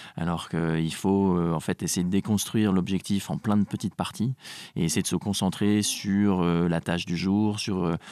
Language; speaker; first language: French; native; French